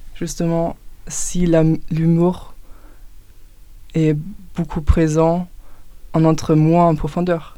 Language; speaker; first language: French; non-native, fluent; German